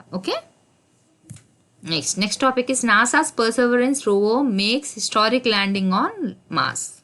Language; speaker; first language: Telugu; native; Telugu